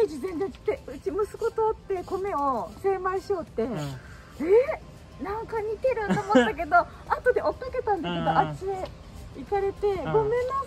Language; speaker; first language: Japanese; native; Japanese